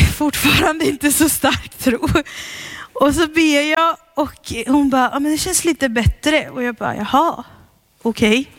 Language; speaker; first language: Swedish; early bilingual, heritage; Swedish